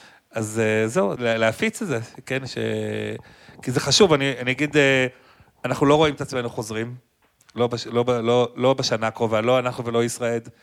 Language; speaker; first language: Hebrew; native; Hebrew